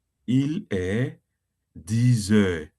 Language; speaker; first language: French; non-native, learner; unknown